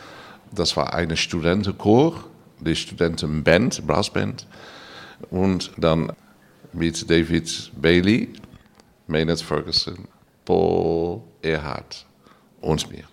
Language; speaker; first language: German; non-native, learner; Dutch